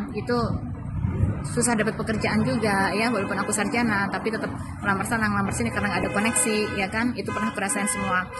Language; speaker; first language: Indonesian; native; Indonesian